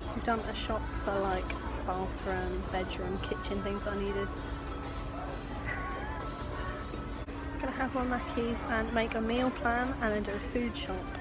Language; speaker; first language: English; native; English